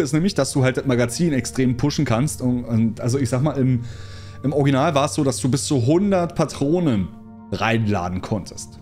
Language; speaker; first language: German; native; German